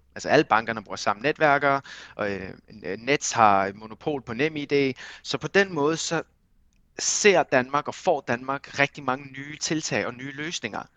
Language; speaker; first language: Danish; early bilingual, other home language; Armenian